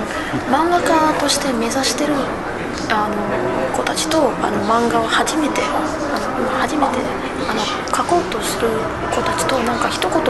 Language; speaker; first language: Japanese; non-native, fluent; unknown